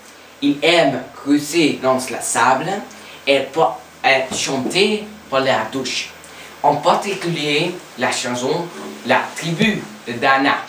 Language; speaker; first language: French; non-native, learner; English